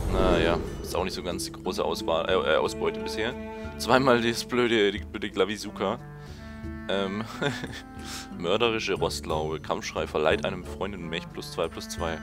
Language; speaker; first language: German; native; German